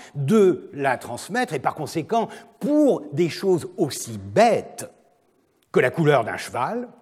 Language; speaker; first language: French; non-native, fluent; Turkish